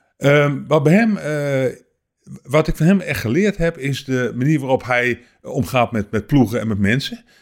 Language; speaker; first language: Dutch; native; Dutch